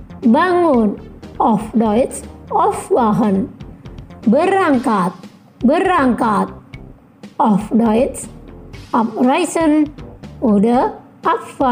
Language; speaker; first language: German; non-native, learner; Indonesian